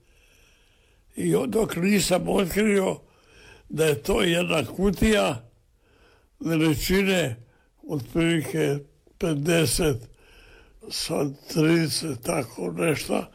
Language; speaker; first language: Serbian; native; Serbian